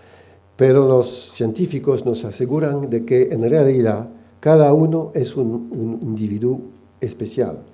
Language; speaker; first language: Spanish; non-native, fluent; French